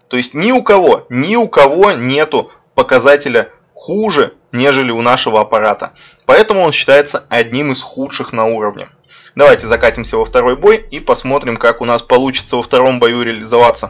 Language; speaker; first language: Russian; native; Russian